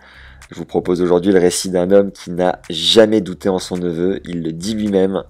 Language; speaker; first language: French; native; French